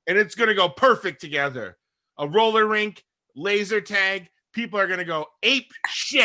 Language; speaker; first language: English; native; English